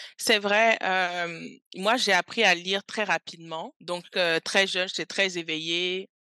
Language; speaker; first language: French; early bilingual, other home language; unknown